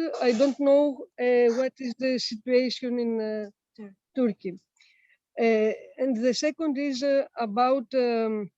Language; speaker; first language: English; non-native, learner; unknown